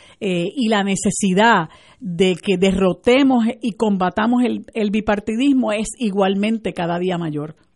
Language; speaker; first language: Spanish; native; Spanish